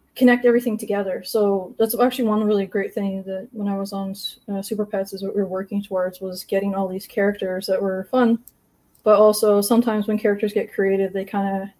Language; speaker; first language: English; native; English